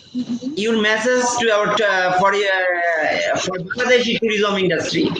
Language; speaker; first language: English; non-native, local second language; Bangla